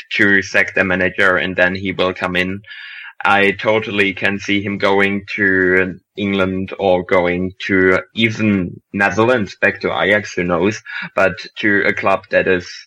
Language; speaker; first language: English; non-native, fluent; German